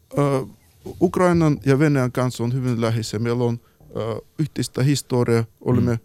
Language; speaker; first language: Finnish; non-native, fluent; Ukrainian